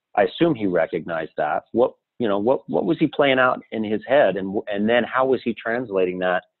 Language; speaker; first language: English; native; English